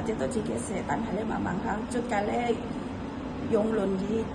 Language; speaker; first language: Cantonese; non-native, learner; Indonesian